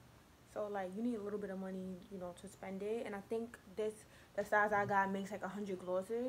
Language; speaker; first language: English; native; English